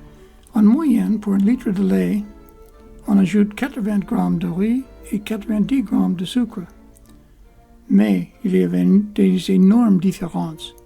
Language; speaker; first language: French; non-native, fluent; English